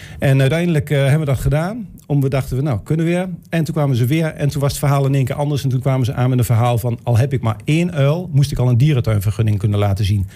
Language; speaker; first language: Dutch; native; Dutch